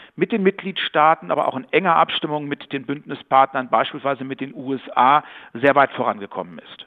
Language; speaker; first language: German; native; German